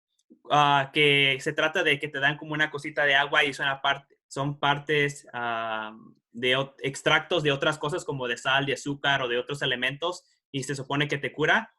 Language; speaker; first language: Spanish; early bilingual, heritage; Spanish